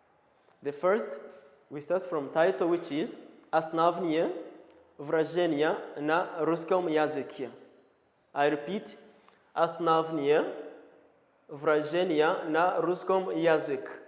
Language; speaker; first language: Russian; non-native, learner; Kinyarwanda